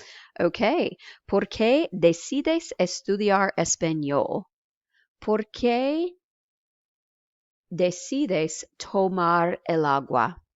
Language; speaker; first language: Spanish; non-native, fluent; English